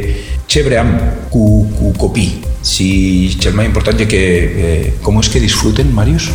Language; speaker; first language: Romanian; non-native, learner; Spanish